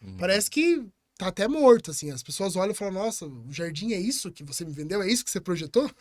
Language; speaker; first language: Portuguese; native; Portuguese